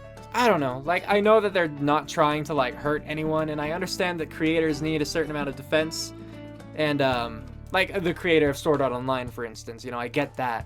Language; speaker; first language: English; native; English